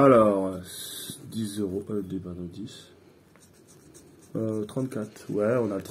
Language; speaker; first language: French; native; French